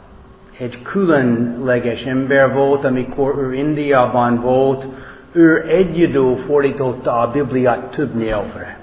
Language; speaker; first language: Hungarian; non-native, fluent; English